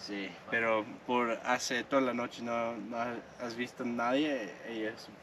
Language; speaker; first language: Spanish; non-native, learner; English